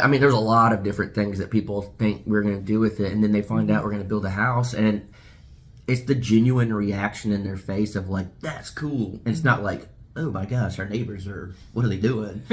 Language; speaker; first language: English; native; English